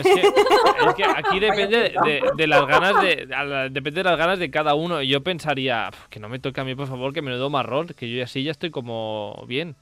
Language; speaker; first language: Spanish; native; Spanish